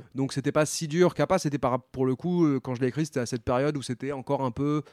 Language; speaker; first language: French; native; French